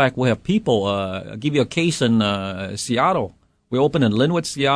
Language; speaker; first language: English; non-native, local second language; Cantonese